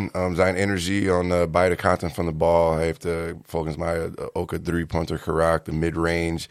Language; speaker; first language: Dutch; non-native, learner; English